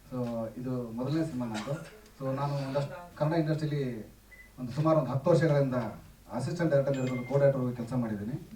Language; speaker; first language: Kannada; native; Kannada